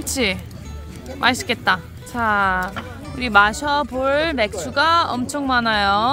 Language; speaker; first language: Korean; non-native, fluent; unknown